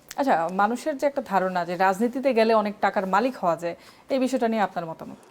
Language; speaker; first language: Bangla; native; Bangla